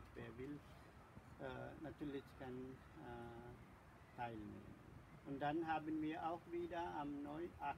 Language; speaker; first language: German; non-native, learner; Sinhala